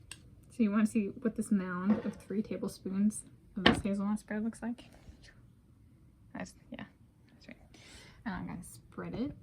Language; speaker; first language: English; native; English